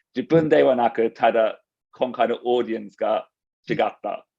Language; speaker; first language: Japanese; non-native, fluent; English